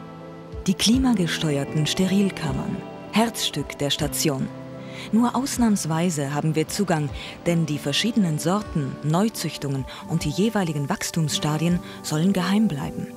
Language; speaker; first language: German; native; German